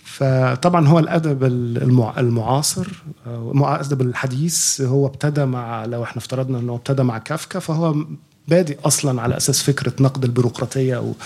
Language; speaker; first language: Arabic; native; Arabic